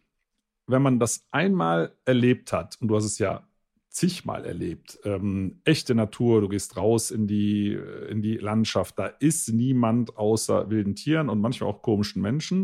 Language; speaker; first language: German; native; German